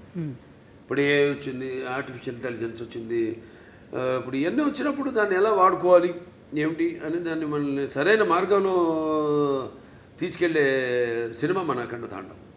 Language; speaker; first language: Telugu; native; Telugu